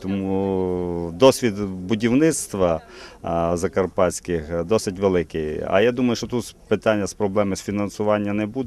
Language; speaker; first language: Ukrainian; native; Ukrainian